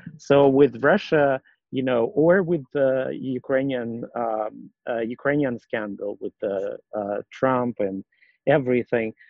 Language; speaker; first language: English; non-native, fluent; Russian